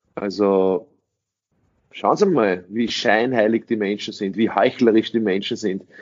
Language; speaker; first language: German; early bilingual, other home language; English